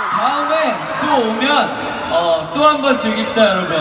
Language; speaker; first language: Korean; native; Korean